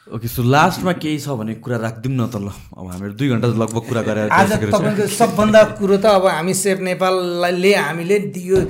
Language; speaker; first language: Nepali; native; Nepali